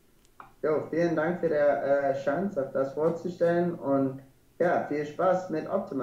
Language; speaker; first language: German; non-native, learner; English